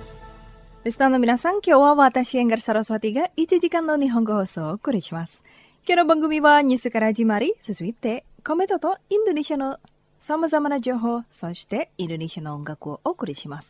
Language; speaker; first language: Japanese; non-native, fluent; Indonesian